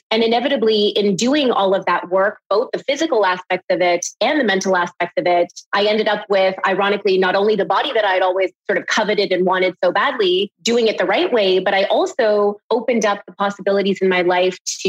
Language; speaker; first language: English; native; English